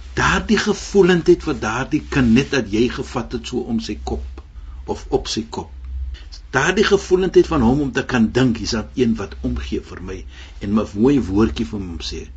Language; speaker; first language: Afrikaans; non-native, fluent; Arabic